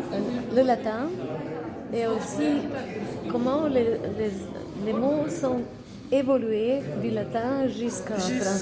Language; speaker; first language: French; non-native, fluent; Slovenian